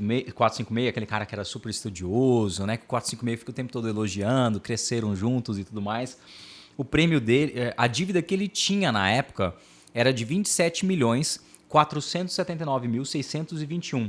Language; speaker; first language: Portuguese; native; Portuguese